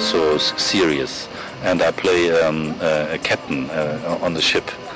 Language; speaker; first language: English; non-native, learner; German